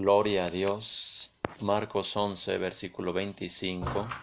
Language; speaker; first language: Spanish; native; Spanish